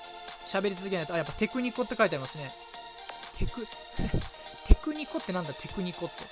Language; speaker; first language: Japanese; native; Japanese